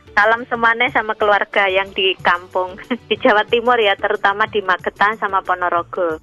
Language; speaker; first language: Indonesian; non-native, local second language; Javanese